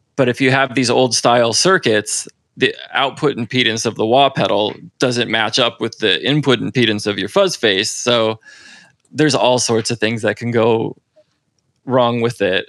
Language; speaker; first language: English; native; English